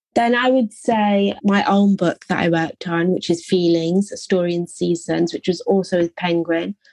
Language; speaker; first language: English; native; English